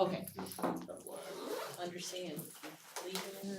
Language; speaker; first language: English; native; English